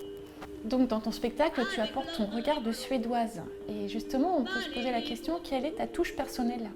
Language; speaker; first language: French; native; French